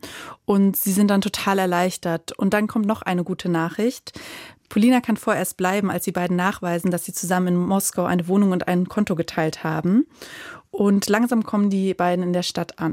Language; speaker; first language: German; native; German